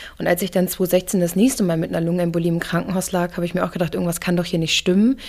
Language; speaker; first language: German; early bilingual, other home language; English